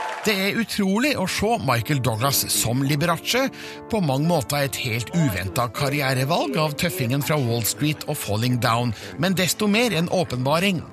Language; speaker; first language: Norwegian; native; Norwegian